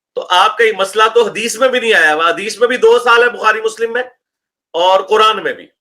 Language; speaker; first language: Urdu; non-native, local second language; Punjabi